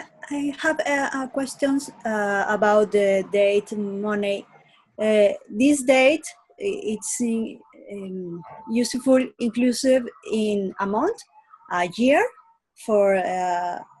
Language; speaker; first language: English; non-native, learner; Spanish